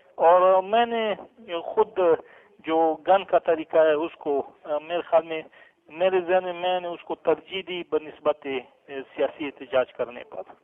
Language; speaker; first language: Urdu; non-native, local second language; Pashto